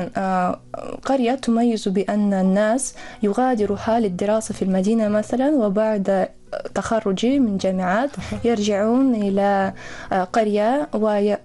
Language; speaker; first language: Arabic; non-native, fluent; Russian